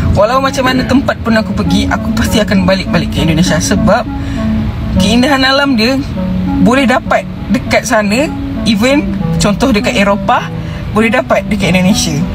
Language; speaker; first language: Malay; native; Malay